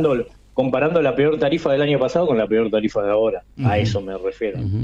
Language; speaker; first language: Spanish; native; Spanish